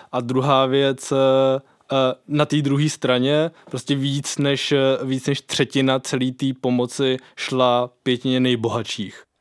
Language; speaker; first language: Czech; native; Czech